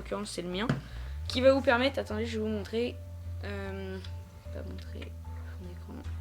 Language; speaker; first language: French; native; French